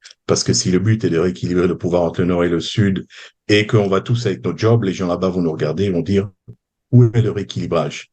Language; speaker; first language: French; native; French